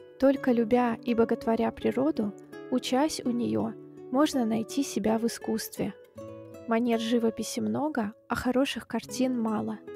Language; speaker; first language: Russian; native; Russian